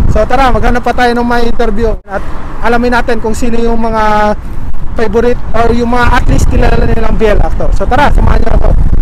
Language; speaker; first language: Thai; non-native, fluent; Filipino